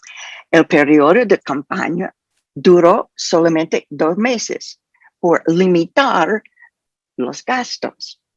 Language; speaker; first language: Spanish; non-native, fluent; English